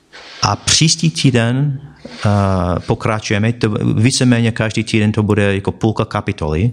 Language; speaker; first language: Czech; non-native, fluent; English